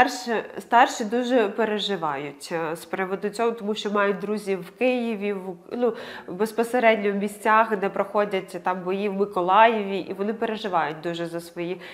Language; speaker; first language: Ukrainian; native; Ukrainian